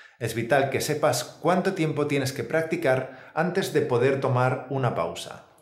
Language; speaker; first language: Spanish; native; Spanish